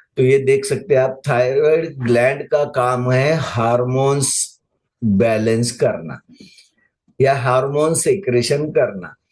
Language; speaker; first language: Hindi; non-native, local second language; Marathi